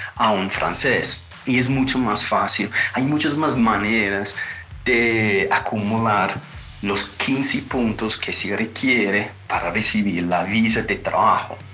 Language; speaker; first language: Spanish; non-native, fluent; English